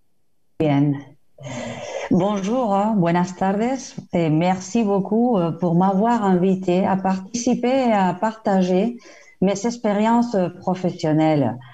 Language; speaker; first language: French; non-native, fluent; Spanish